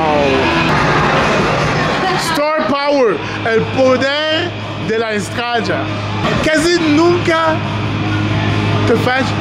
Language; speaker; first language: Spanish; non-native, learner; English